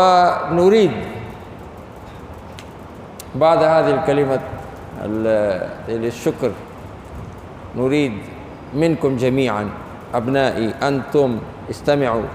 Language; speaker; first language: Arabic; non-native, fluent; Urdu